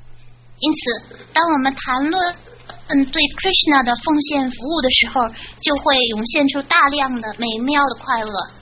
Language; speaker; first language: Chinese; native; Chinese